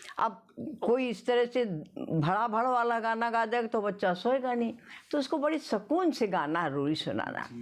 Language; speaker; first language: Hindi; native; Hindi